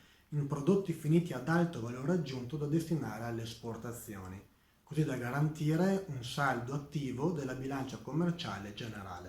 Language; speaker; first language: Italian; native; Italian